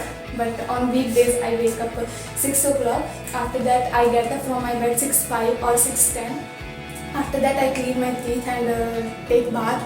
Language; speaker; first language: English; non-native, fluent; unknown